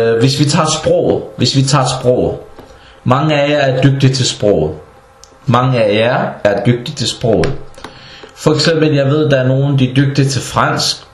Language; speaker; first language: Danish; non-native, fluent; Arabic